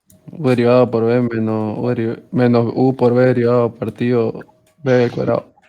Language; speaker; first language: Spanish; native; Spanish